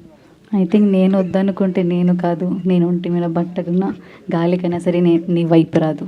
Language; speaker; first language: Telugu; non-native, learner; Malayalam